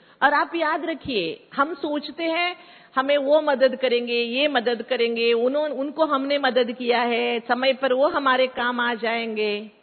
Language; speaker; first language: Hindi; non-native, local second language; Kannada